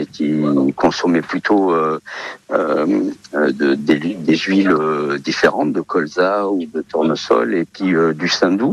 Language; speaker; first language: French; early bilingual, other home language; Portuguese